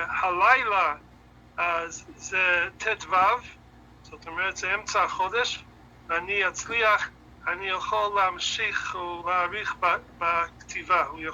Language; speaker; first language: Hebrew; non-native, fluent; English